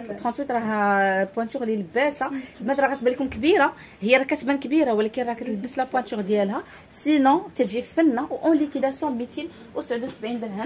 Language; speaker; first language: Arabic; native; Arabic